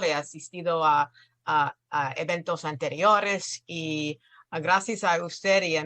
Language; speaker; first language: Spanish; non-native, fluent; English